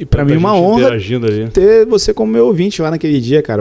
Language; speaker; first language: Portuguese; native; Portuguese